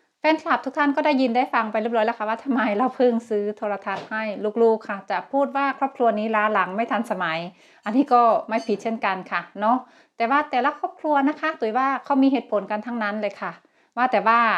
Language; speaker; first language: Thai; native; Thai